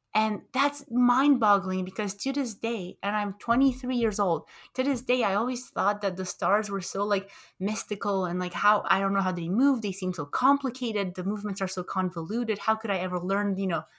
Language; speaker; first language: English; early bilingual, other home language; Romanian